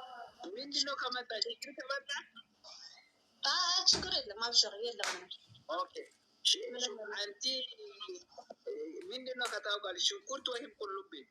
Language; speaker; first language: Amharic; non-native, local second language; Oromo